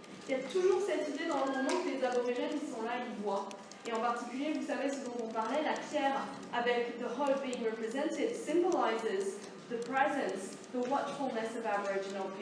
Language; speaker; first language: French; native; French